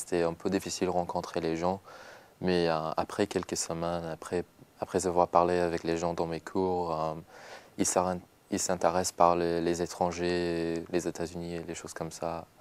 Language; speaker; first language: French; non-native, learner; English